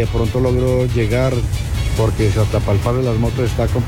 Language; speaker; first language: Spanish; native; Spanish